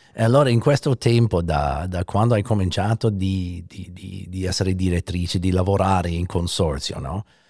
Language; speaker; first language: Italian; non-native, fluent; English